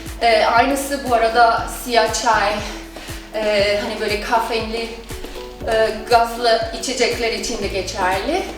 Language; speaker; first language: Turkish; non-native, fluent; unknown